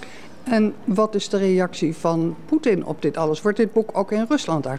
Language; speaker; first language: Dutch; native; Dutch